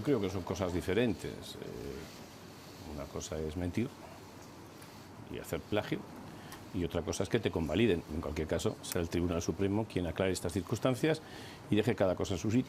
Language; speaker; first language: Spanish; native; Spanish